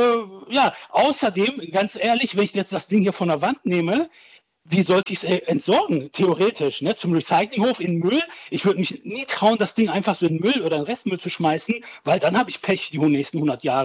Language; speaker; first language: German; early bilingual, other home language; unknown